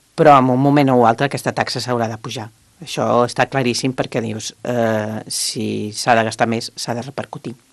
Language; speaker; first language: Catalan; native; Catalan